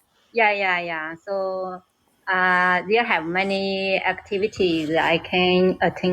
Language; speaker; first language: English; non-native, learner; Chinese